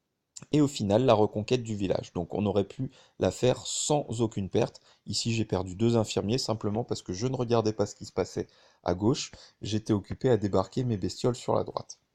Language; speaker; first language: French; native; French